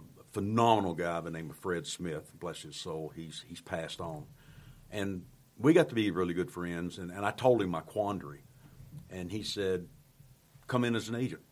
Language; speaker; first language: English; native; English